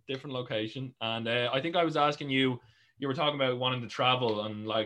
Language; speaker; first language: English; native; English